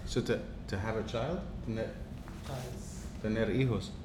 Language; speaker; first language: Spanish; non-native, learner; English